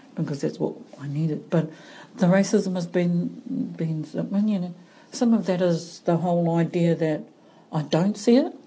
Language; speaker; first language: English; native; English